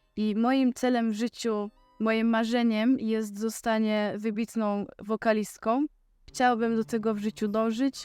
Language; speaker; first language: Polish; native; Polish